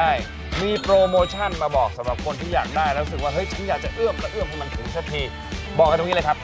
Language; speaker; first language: Thai; native; Thai